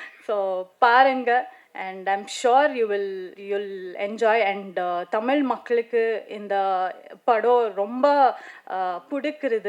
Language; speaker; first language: Tamil; non-native, fluent; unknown